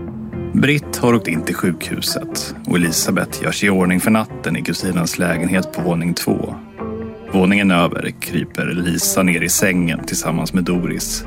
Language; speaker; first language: Swedish; native; Swedish